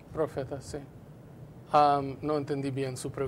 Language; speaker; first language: Spanish; non-native, fluent; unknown